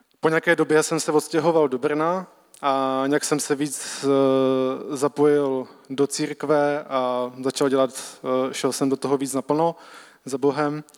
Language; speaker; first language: Czech; native; Czech